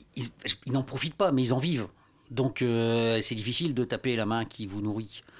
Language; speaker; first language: French; native; French